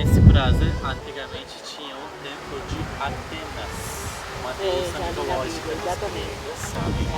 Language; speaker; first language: Portuguese; non-native, fluent; Turkish